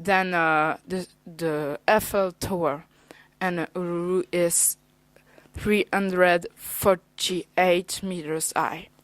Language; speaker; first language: English; non-native, learner; French